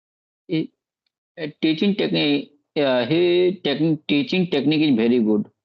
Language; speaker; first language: English; non-native, learner; Bhojpuri